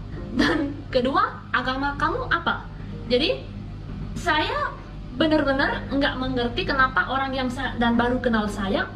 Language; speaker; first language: Indonesian; non-native, fluent; Spanish